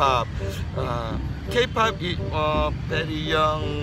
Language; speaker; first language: English; non-native, learner; Korean